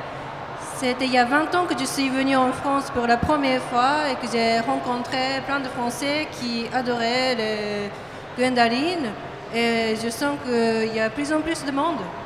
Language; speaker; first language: French; non-native, fluent; Japanese